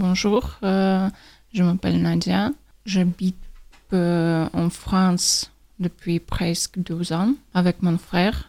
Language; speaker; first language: French; non-native, learner; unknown